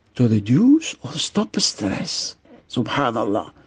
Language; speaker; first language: English; non-native, fluent; Arabic